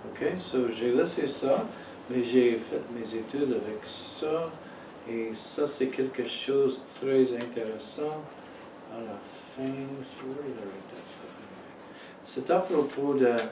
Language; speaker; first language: French; non-native, fluent; English